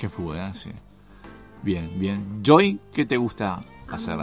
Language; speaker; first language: Spanish; native; Spanish